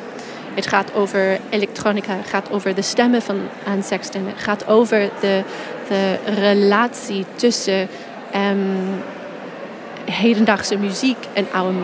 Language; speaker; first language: Dutch; non-native, fluent; English